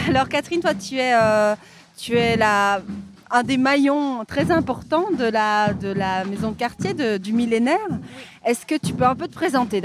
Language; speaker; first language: French; native; French